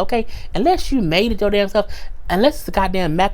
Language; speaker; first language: English; native; English